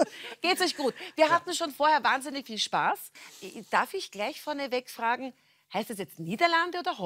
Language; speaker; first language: German; native; German